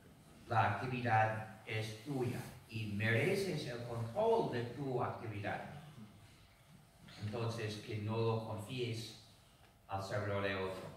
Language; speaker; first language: Spanish; non-native, fluent; English